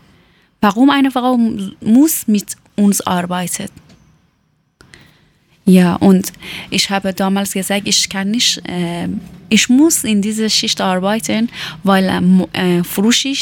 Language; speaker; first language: German; non-native, learner; Persian